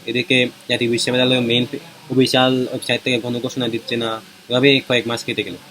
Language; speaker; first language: Bangla; non-native, local second language; Chakma